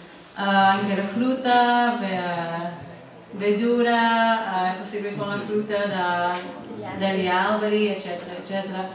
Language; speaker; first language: Italian; non-native, learner; English